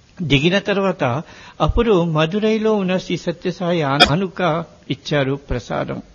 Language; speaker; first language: Telugu; non-native, fluent; Morisyen